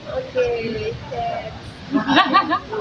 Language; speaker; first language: English; non-native, learner; Indonesian